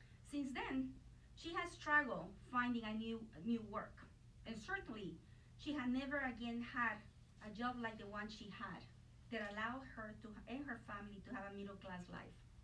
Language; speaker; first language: English; non-native, fluent; Spanish